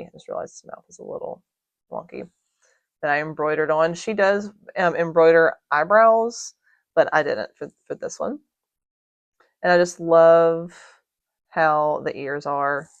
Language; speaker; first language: English; native; English